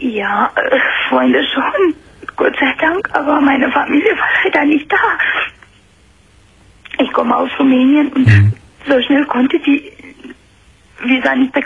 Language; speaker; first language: German; non-native, fluent; Romanian